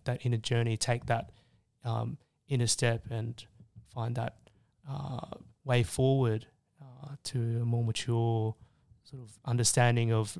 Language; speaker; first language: English; native; English